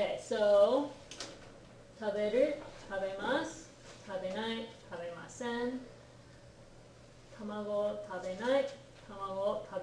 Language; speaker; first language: Japanese; non-native, fluent; English